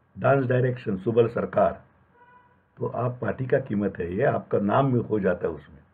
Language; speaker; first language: Hindi; non-native, local second language; Marathi